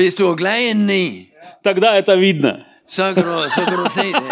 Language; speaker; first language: Danish; non-native, fluent; Russian